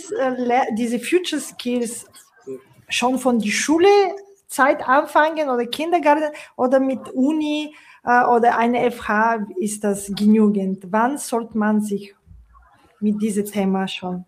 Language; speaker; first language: German; non-native, fluent; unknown